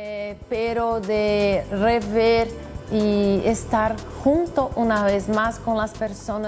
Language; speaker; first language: Spanish; non-native, fluent; Portuguese